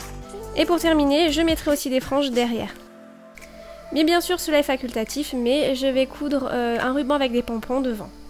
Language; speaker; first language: French; native; French